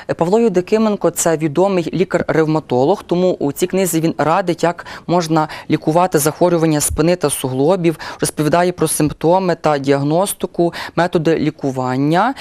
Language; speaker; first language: Ukrainian; native; Ukrainian